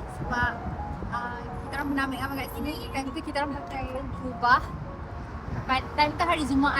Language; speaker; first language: Malay; native; Malay